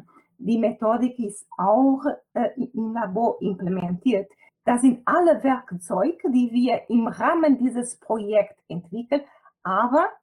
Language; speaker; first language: German; non-native, fluent; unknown